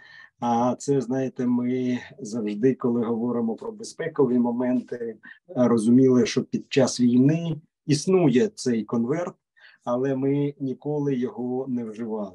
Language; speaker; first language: Ukrainian; native; Ukrainian